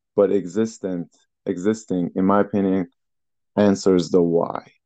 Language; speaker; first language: English; early bilingual, other home language; Persian